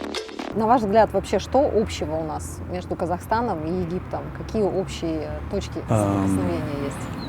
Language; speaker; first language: Russian; native; Russian